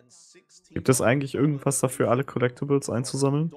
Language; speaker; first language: German; native; German